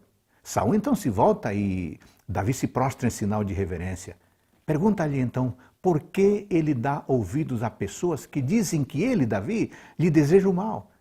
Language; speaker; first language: Portuguese; native; Portuguese